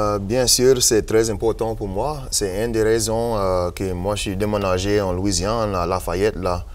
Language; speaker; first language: French; non-native, local second language; English